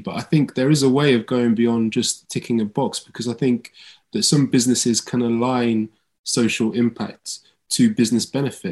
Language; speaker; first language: English; native; English